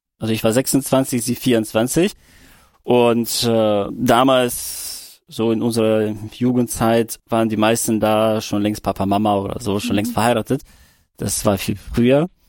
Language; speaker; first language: German; early bilingual, other home language; Russian